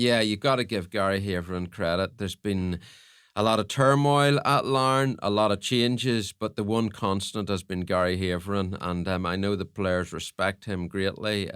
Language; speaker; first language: English; native; English